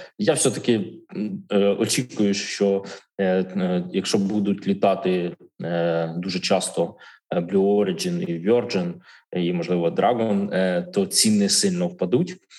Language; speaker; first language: Ukrainian; native; Ukrainian